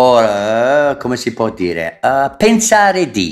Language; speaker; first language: Italian; non-native, fluent; English